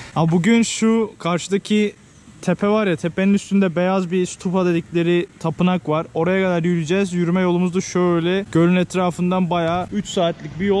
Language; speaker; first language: Turkish; native; Turkish